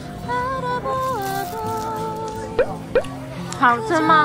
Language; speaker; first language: Chinese; non-native, learner; Korean